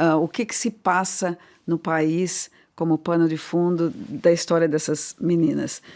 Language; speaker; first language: Portuguese; native; Portuguese